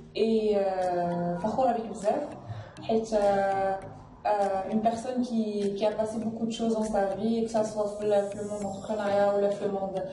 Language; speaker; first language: French; non-native, local second language; Arabic